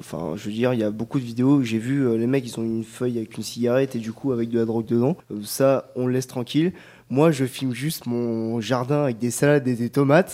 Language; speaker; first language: French; native; French